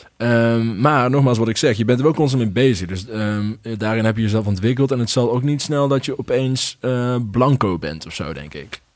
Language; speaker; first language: Dutch; native; Dutch